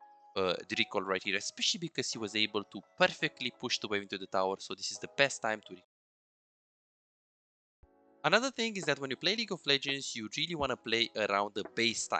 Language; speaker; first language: English; non-native, fluent; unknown